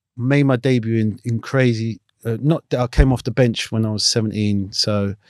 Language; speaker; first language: English; native; English